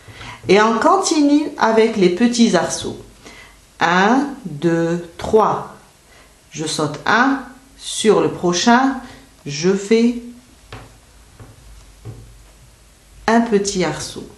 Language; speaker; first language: French; native; French